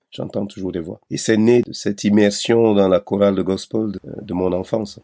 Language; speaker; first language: French; non-native, local second language; Basaa